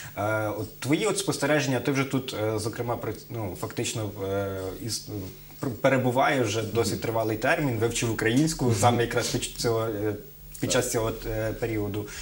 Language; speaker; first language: Ukrainian; native; Ukrainian